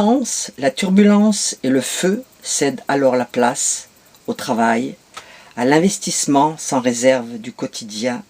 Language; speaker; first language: French; native; French